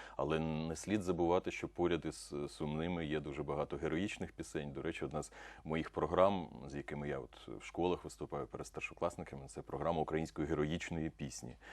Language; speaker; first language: Ukrainian; non-native, local second language; Russian